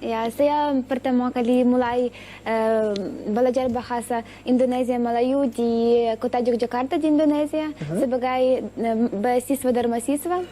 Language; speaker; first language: Indonesian; non-native, learner; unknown